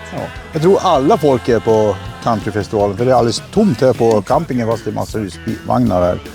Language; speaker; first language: Swedish; native; Swedish